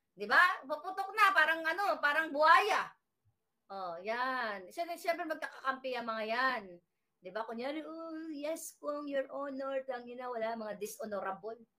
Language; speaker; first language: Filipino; native; Filipino